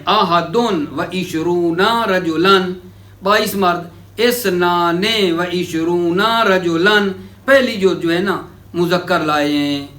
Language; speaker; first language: Urdu; native; Urdu